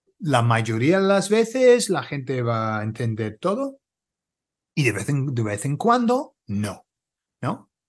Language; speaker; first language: Spanish; non-native, fluent; English